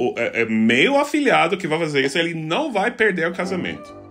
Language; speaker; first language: Portuguese; non-native, fluent; English